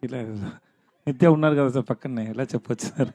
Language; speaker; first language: Telugu; non-native, learner; Tamil